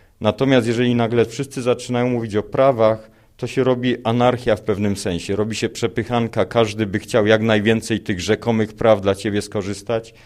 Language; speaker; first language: Polish; native; Polish